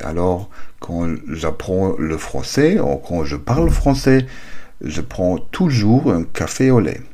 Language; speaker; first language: French; non-native, learner; German